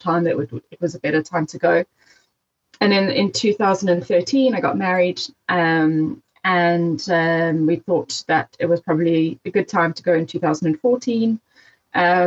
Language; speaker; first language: English; native; English